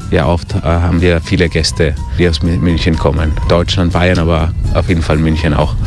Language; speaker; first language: German; early bilingual, heritage; German